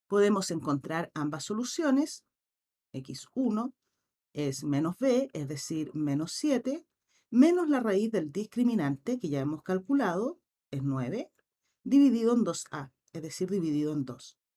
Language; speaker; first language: Spanish; native; Spanish